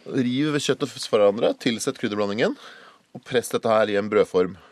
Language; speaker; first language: Norwegian; native; Norwegian